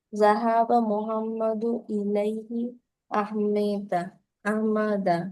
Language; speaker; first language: Arabic; non-native, learner; Bangla